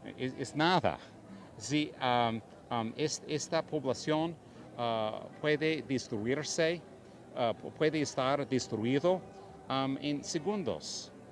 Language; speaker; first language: Spanish; non-native, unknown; English